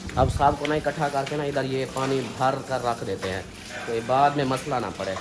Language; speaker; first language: Urdu; non-native, local second language; Saraiki